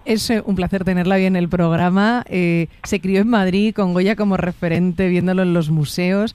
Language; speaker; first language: Spanish; native; Spanish